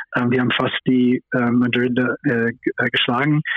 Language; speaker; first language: German; non-native, fluent; English